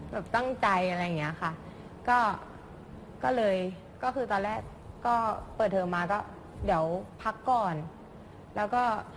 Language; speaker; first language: Thai; native; Thai